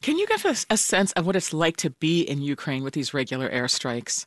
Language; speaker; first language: English; native; English